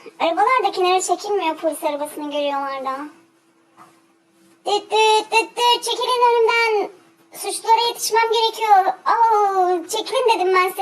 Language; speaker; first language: Turkish; native; Turkish